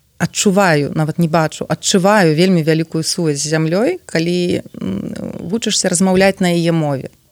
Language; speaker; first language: Belarusian; non-native, local second language; Russian